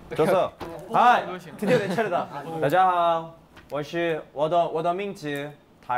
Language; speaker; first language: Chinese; non-native, learner; Korean